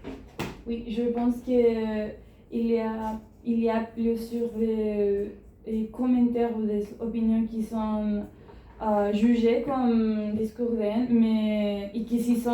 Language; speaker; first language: French; non-native, learner; Spanish